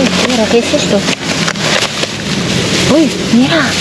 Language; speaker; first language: Spanish; non-native, learner; Filipino